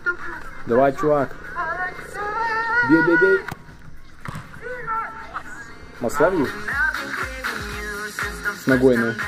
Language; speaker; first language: Portuguese; non-native, learner; Russian